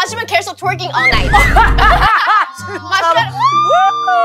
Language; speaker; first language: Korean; non-native, fluent; Thai